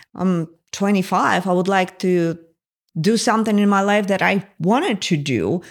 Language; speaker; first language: English; non-native, fluent; Russian